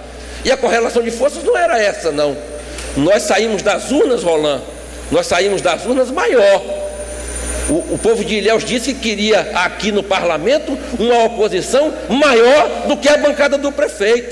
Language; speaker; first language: Portuguese; native; Portuguese